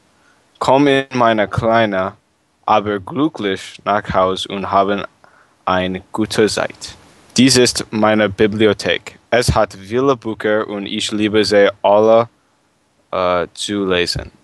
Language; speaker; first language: German; non-native, learner; English